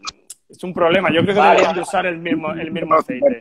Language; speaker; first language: Spanish; native; Spanish